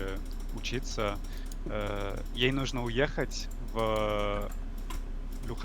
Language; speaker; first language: Russian; non-native, learner; English